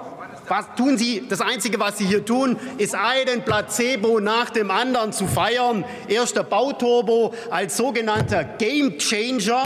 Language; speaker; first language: German; native; German